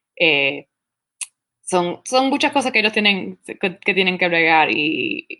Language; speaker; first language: Spanish; early bilingual, heritage; Spanish